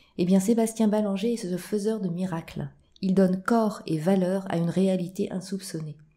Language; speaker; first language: French; native; French